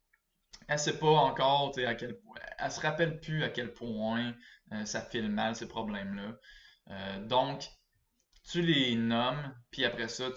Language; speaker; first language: French; native; French